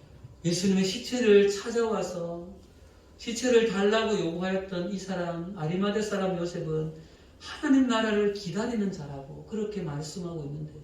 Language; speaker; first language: Korean; native; Korean